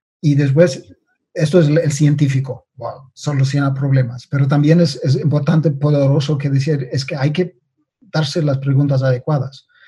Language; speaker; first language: Spanish; non-native, fluent; German